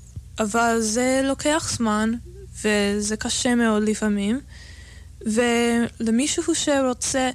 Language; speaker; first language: Hebrew; non-native, fluent; English